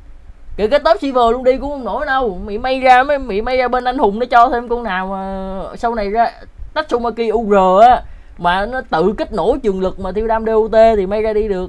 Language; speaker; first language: Vietnamese; native; Vietnamese